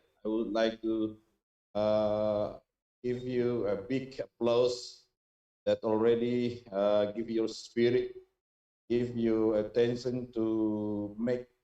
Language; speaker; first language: English; non-native, learner; Indonesian